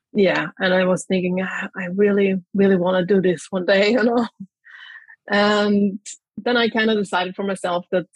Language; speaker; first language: English; non-native, fluent; German